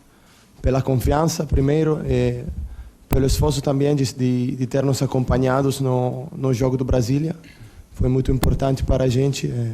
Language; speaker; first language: Portuguese; non-native, learner; Italian